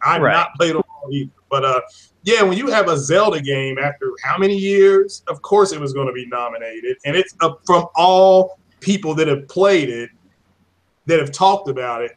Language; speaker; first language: English; native; English